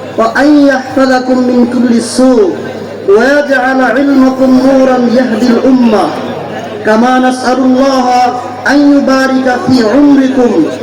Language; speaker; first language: Arabic; non-native, fluent; Bangla